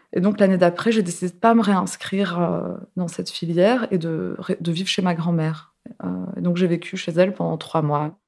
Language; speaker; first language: French; native; French